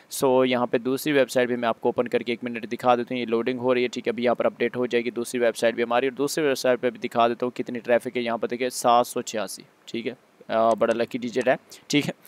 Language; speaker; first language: Urdu; non-native, local second language; Punjabi